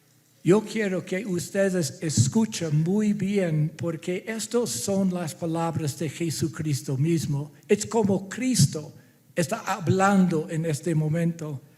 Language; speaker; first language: Spanish; non-native, fluent; English